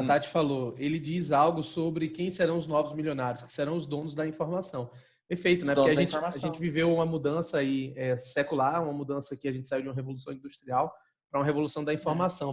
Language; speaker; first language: Portuguese; native; Portuguese